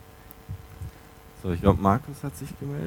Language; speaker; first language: German; native; German